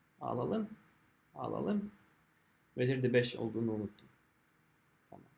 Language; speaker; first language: Turkish; non-native, fluent; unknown